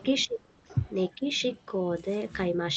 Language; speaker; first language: Japanese; non-native, learner; Kannada